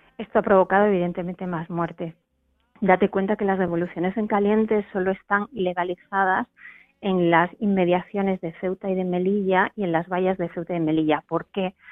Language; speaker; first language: Spanish; native; Spanish